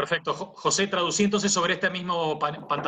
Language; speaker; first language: Spanish; native; Spanish